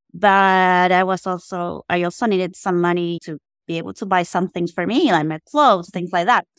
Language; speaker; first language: English; non-native, fluent; Spanish